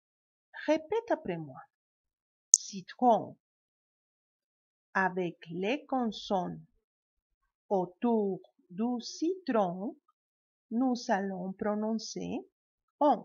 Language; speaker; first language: French; non-native, fluent; Spanish